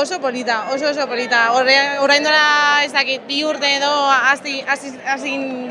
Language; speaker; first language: Basque; non-native, learner; Spanish